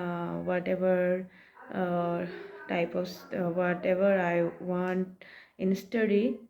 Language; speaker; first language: English; non-native, learner; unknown